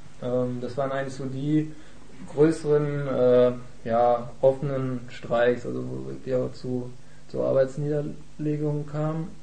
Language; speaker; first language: German; native; German